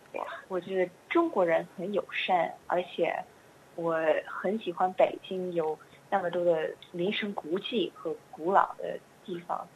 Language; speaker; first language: Chinese; non-native, fluent; English